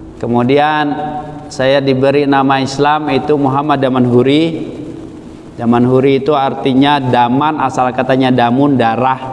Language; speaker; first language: Indonesian; non-native, local second language; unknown